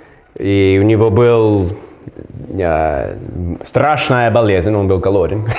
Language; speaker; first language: Russian; non-native, learner; English